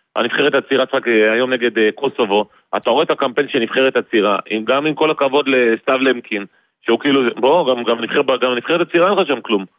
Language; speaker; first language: Hebrew; native; Hebrew